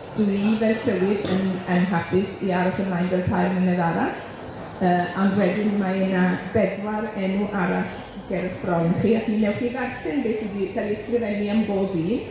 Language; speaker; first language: Welsh; native; Welsh